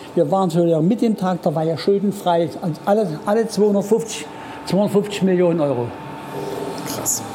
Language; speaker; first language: German; native; German